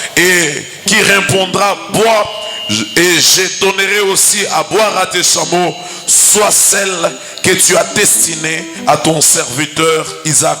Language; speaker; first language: French; non-native, local second language; Lingala